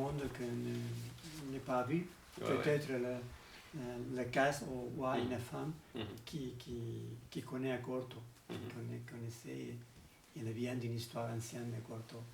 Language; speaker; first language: French; non-native, learner; Spanish